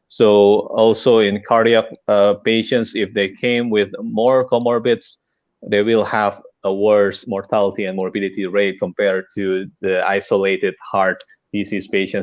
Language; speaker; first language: English; non-native, fluent; Indonesian